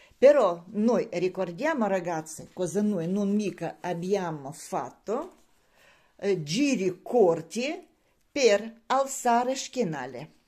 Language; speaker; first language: Italian; non-native, learner; Russian